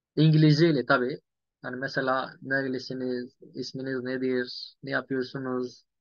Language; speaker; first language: Turkish; non-native, fluent; Yoruba